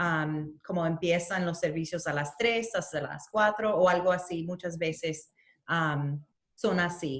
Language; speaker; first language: Spanish; early bilingual, heritage; Spanish